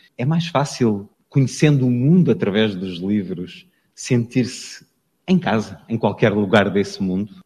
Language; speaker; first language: Portuguese; native; Portuguese